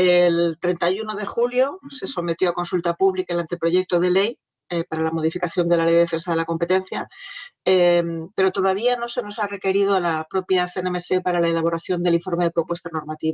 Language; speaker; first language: Spanish; native; Spanish